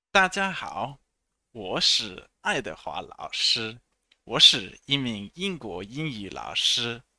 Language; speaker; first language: Chinese; non-native, fluent; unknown